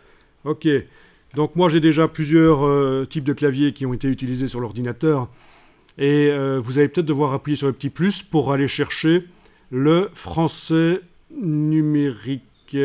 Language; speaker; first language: French; native; French